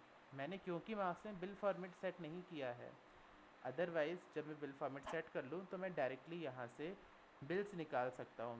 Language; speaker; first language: Hindi; native; Hindi